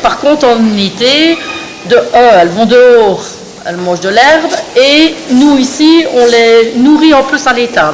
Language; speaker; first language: French; native; French